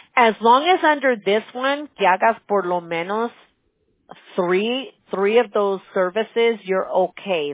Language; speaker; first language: English; early bilingual, other home language; Spanish